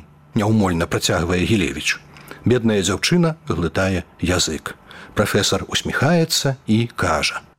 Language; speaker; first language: Belarusian; native; Belarusian